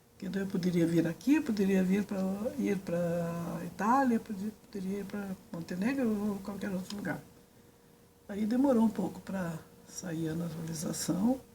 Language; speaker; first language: Portuguese; early bilingual, other home language; Serbian